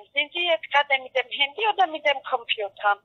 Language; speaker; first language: German; non-native, fluent; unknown